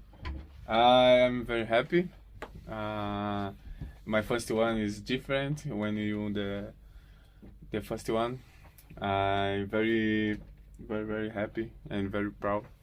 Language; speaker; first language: English; non-native, learner; Portuguese